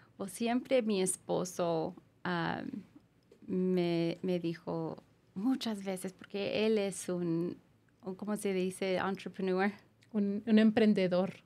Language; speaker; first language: Spanish; non-native, learner; English